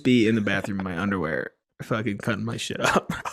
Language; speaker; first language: English; native; English